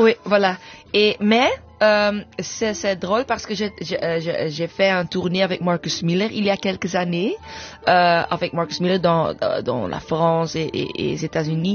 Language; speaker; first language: French; non-native, learner; English